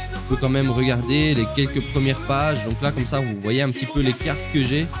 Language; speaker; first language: French; native; French